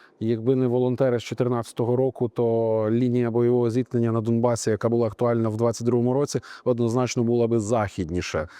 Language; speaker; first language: Ukrainian; native; Ukrainian